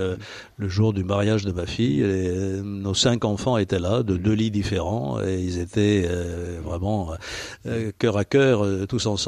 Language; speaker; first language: French; native; French